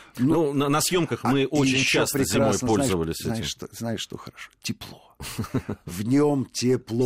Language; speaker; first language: Russian; native; Russian